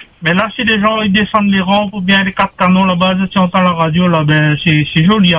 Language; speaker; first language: French; non-native, local second language; Réunion Creole French